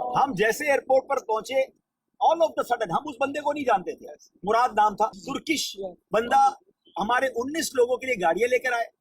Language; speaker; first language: Urdu; native; Urdu